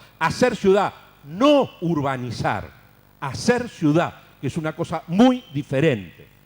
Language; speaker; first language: Spanish; native; Spanish